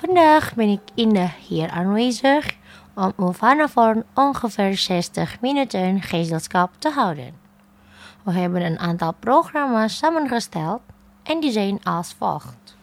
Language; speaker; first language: Dutch; non-native, fluent; Indonesian